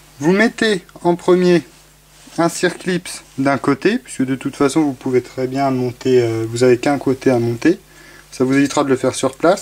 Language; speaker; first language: French; native; French